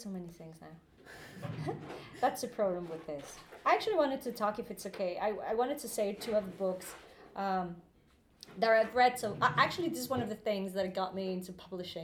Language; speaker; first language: English; non-native, fluent; Spanish